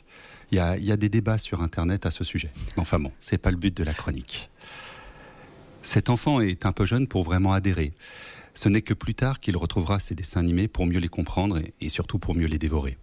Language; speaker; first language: French; native; French